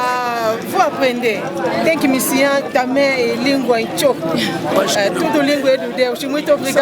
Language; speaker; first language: Portuguese; non-native, learner; Lingala